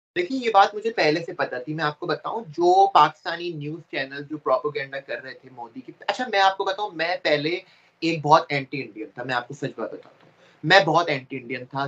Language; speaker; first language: Urdu; native; Urdu